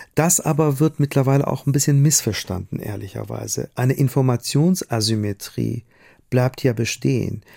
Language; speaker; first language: German; non-native, fluent; Persian